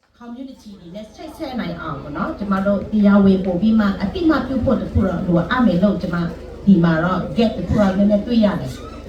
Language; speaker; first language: Burmese; non-native, local second language; Western Kayah